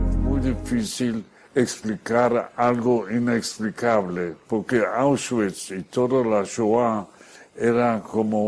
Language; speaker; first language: Spanish; non-native, fluent; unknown